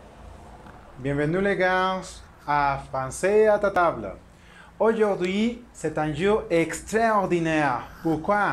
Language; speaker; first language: French; non-native, learner; Spanish